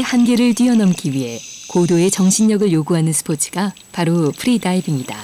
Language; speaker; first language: Korean; native; Korean